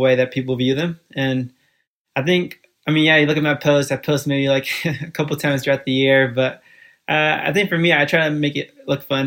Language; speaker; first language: English; early bilingual, other home language; Spanish